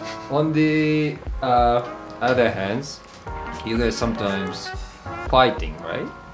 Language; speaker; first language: English; non-native, fluent; Japanese